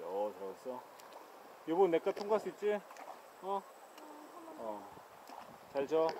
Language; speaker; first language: Korean; native; Korean